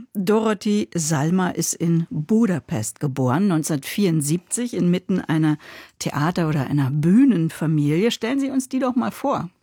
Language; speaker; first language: German; native; German